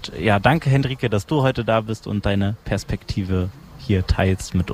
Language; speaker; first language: German; native; German